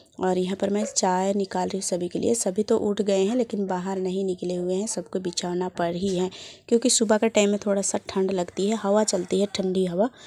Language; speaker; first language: Hindi; native; Hindi